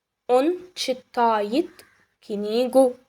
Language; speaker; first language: Russian; non-native, fluent; Arabic